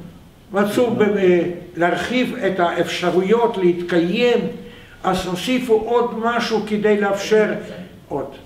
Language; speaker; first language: Hebrew; non-native, fluent; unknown